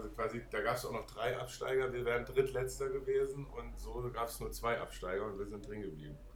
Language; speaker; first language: German; non-native, fluent; Danish